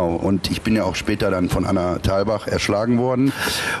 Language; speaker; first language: German; native; German